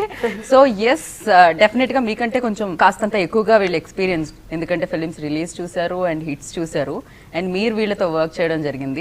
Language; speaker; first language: Telugu; native; Telugu